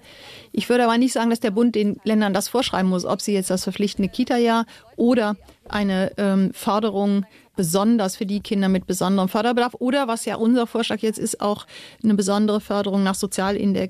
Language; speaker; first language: German; native; German